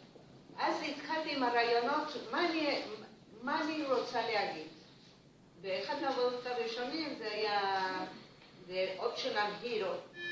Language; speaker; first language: Hebrew; non-native, fluent; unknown